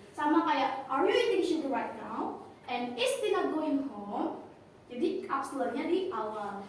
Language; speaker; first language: English; non-native, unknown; Indonesian